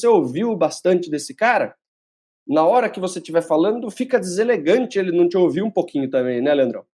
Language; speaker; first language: Portuguese; native; Portuguese